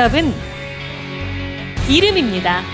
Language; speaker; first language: Korean; native; Korean